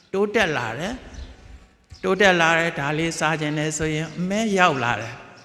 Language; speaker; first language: Burmese; native; Burmese